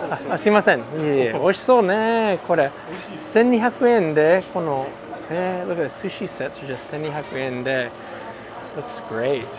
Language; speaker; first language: Japanese; non-native, fluent; English